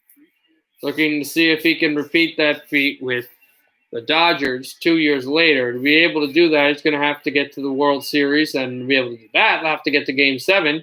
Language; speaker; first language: English; native; English